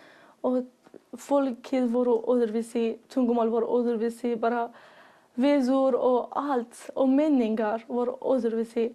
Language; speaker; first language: Icelandic; non-native, learner; Persian